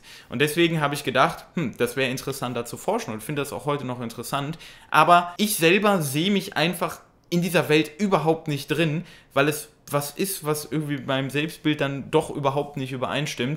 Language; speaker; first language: German; native; German